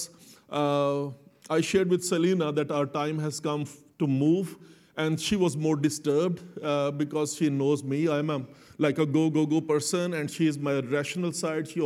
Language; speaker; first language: English; non-native, local second language; Urdu